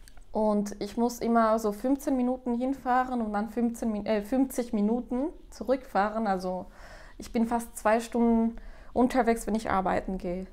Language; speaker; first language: German; non-native, fluent; Spanish